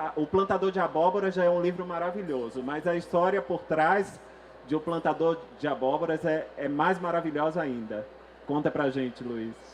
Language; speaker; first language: Portuguese; native; Portuguese